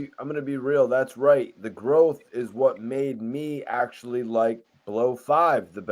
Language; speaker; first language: English; native; English